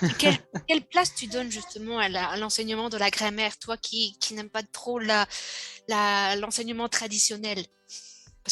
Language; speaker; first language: French; native; French